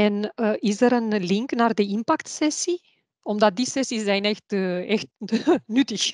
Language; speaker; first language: Dutch; non-native, learner; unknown